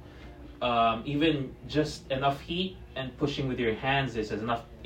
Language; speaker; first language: English; non-native, local second language; Filipino